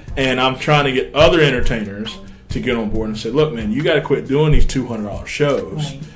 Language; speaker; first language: English; native; English